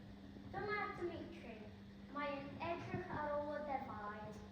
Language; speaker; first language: Welsh; non-native, local second language; English